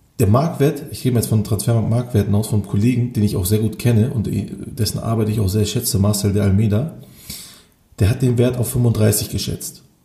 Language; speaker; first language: German; early bilingual, other home language; Turkish